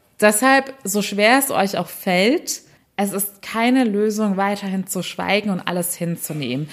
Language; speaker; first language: German; early bilingual, other home language; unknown